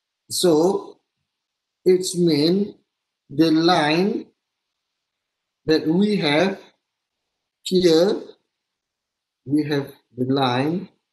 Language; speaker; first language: English; non-native, local second language; Malay